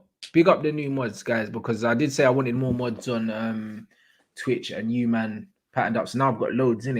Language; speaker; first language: English; native; English